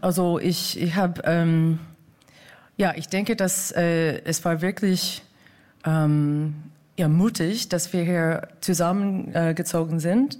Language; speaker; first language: German; non-native, fluent; English